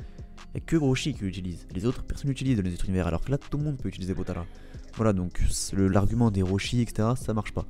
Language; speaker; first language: French; native; French